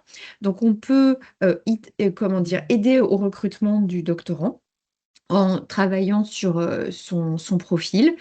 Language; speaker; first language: French; native; French